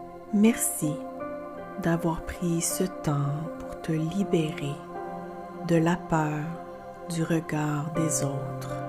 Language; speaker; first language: French; native; French